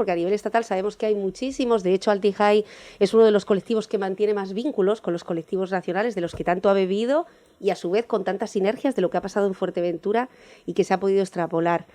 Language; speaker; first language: Spanish; native; Spanish